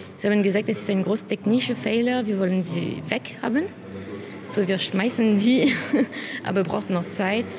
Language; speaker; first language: German; non-native, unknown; French